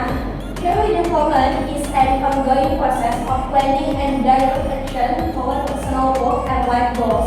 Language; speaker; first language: English; non-native, learner; Indonesian